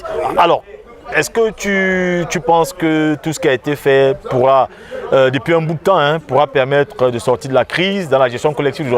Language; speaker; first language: French; native; French